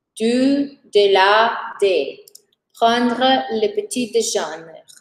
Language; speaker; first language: French; non-native, fluent; Portuguese